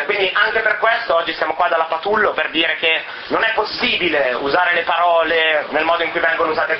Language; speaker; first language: Italian; native; Italian